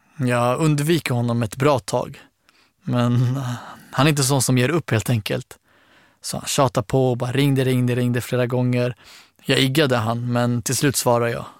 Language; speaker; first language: Swedish; early bilingual, other home language; Arabic